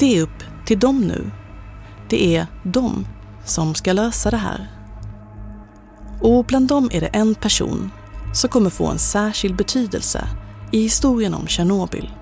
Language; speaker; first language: Swedish; native; Swedish